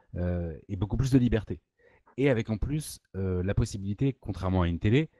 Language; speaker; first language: French; native; French